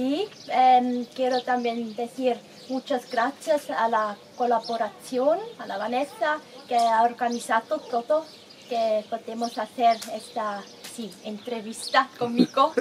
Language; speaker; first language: Spanish; non-native, learner; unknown